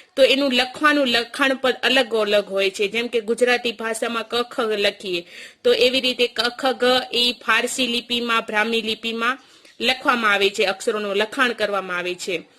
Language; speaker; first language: Gujarati; native; Gujarati